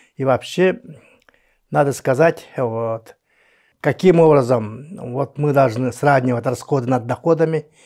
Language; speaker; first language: Russian; non-native, local second language; Yakut